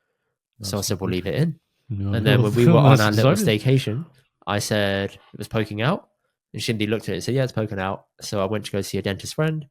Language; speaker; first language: English; early bilingual, other home language; Punjabi